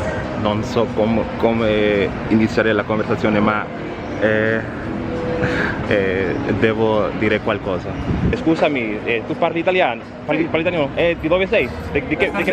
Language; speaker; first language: Italian; non-native, learner; Spanish